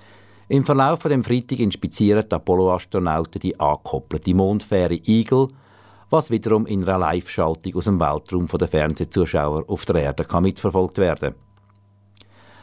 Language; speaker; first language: German; native; German